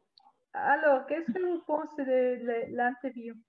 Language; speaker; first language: French; non-native, learner; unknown